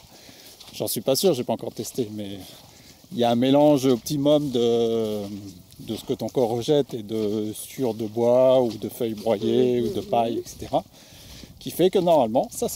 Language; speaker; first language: French; native; French